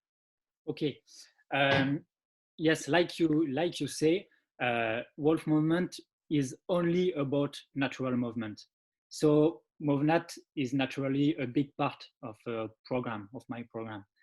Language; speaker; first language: English; non-native, learner; French